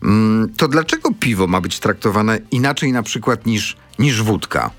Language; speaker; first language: Polish; native; Polish